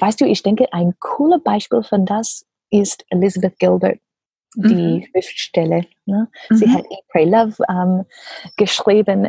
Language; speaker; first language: German; non-native, learner; English